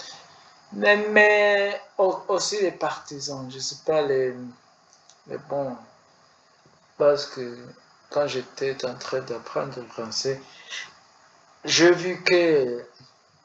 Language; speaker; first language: French; non-native, learner; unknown